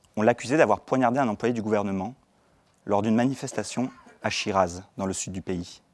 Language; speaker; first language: French; native; French